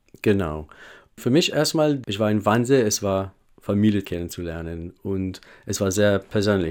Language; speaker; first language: German; non-native, fluent; Hebrew